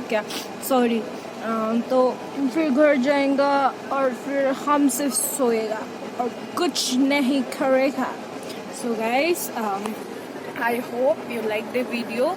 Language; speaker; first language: Hindi; non-native, local second language; Assamese